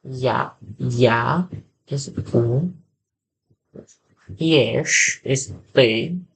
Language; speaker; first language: Russian; non-native, learner; English